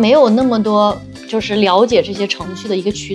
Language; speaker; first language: Chinese; native; Chinese